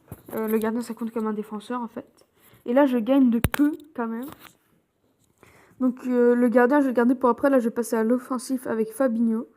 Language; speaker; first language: French; native; French